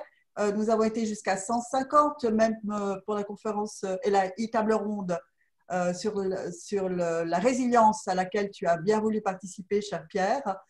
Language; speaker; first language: French; native; French